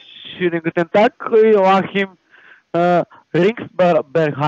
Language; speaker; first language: German; non-native, fluent; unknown